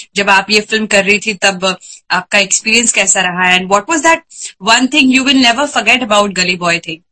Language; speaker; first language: Hindi; non-native, local second language; Marathi